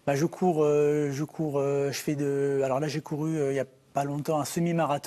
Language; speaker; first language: French; native; French